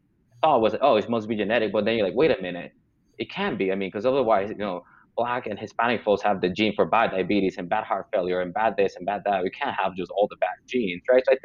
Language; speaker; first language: English; non-native, fluent; Spanish